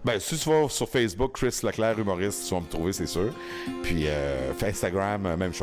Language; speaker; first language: French; native; French